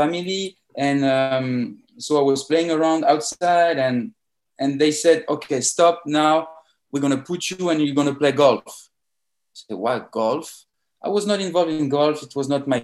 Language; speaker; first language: English; non-native, fluent; French